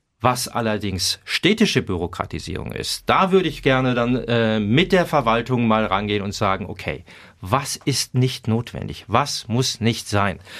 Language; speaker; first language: German; native; German